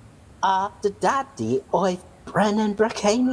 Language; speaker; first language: Welsh; non-native, learner; English